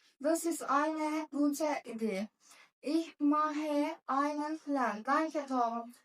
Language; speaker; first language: German; non-native, learner; Turkish